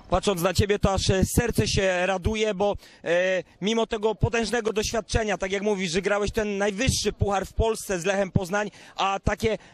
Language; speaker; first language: Polish; native; Polish